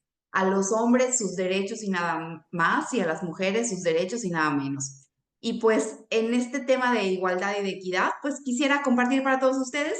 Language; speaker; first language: Spanish; native; Spanish